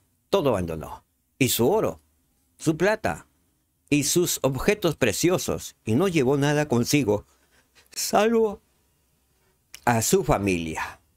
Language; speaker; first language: Spanish; native; Spanish